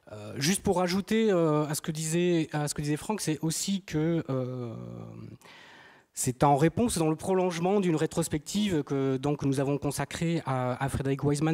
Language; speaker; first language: French; native; French